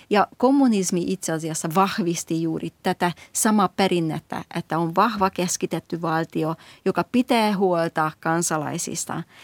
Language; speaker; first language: Finnish; non-native, fluent; Hungarian